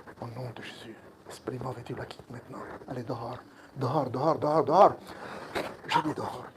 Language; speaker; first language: French; non-native, local second language; Arabic